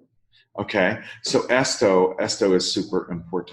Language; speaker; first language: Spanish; non-native, learner; English